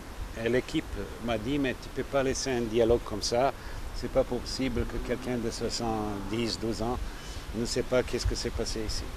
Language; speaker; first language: French; non-native, fluent; Serbian